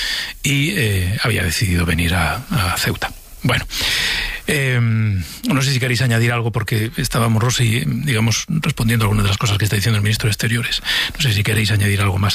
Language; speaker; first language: Spanish; native; Spanish